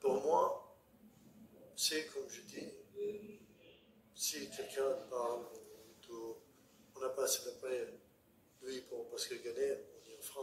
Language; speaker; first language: French; non-native, learner; Arabic